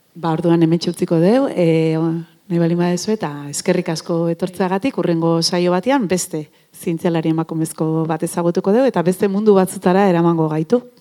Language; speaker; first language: Basque; native; Basque